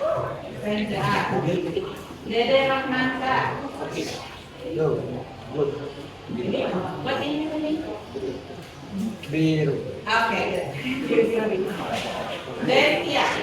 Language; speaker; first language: English; non-native, fluent; Indonesian